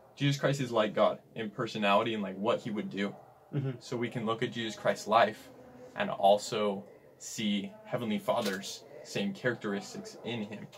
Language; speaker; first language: English; native; English